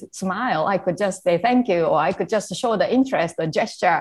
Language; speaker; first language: English; non-native, fluent; Japanese